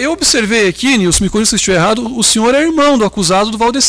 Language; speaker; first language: Portuguese; native; Portuguese